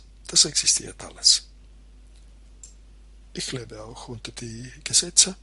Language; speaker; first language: German; non-native, fluent; Croatian